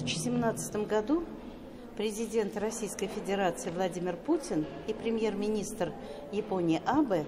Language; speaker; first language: Russian; native; Russian